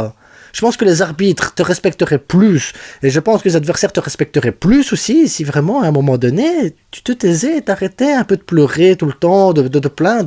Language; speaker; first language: French; native; French